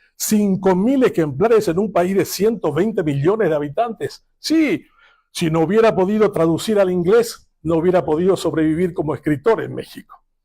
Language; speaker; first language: Spanish; non-native, local second language; Guarani